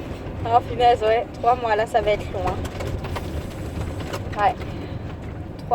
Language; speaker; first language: French; native; French